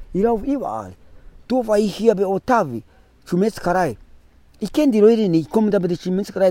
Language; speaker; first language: German; non-native, local second language; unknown